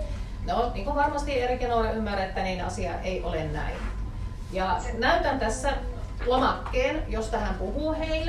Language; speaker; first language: Finnish; native; Finnish